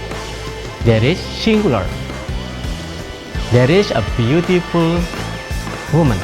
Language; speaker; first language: English; non-native, fluent; Indonesian